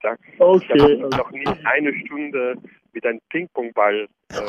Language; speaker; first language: German; non-native, fluent; French